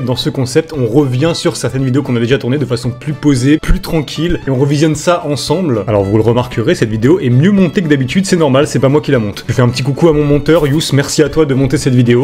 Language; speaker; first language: French; native; French